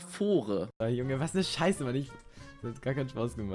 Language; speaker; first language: German; native; German